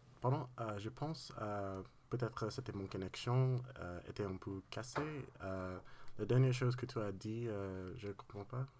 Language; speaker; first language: French; non-native, learner; English